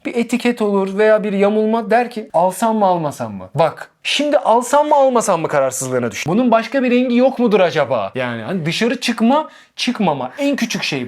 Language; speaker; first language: Turkish; non-native, fluent; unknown